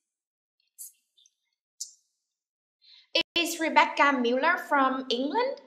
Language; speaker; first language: English; non-native, fluent; Vietnamese